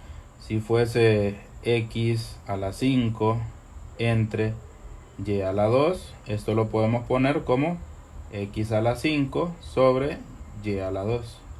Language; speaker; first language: Spanish; native; Spanish